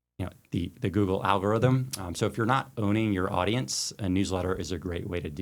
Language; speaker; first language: English; native; English